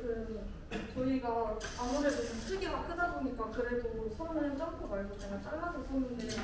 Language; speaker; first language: Korean; native; Korean